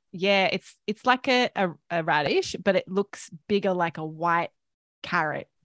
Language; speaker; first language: English; native; English